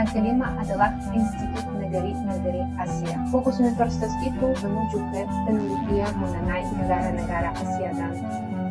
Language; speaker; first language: Indonesian; non-native, learner; Russian